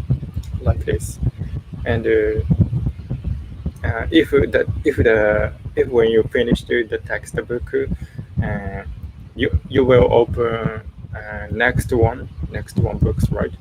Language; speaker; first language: English; non-native, learner; Japanese